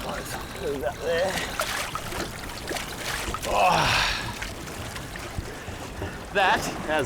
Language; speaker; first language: English; native; English